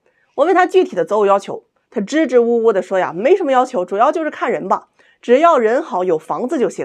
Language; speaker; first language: Chinese; native; Chinese